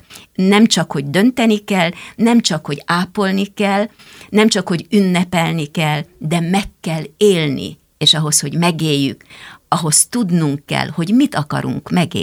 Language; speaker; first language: Hungarian; native; Hungarian